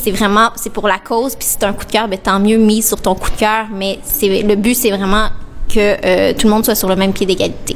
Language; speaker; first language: French; native; French